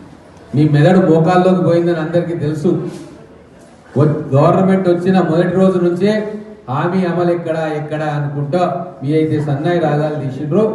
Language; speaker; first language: Telugu; native; Telugu